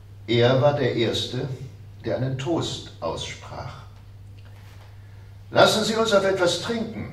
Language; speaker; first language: German; native; German